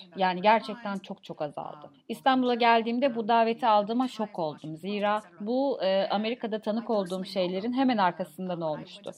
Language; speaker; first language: Turkish; native; Turkish